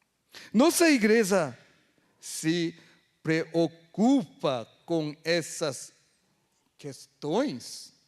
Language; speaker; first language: Portuguese; non-native, fluent; Korean